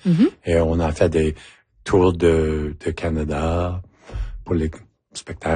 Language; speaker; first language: French; non-native, local second language; English